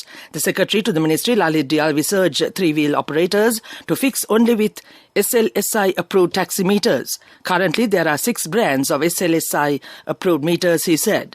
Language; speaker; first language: English; non-native, local second language; Sinhala